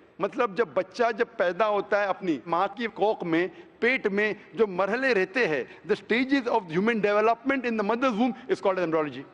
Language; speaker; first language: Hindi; non-native, local second language; Konkani